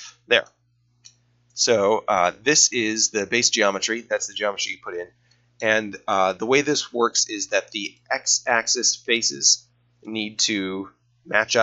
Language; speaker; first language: English; native; English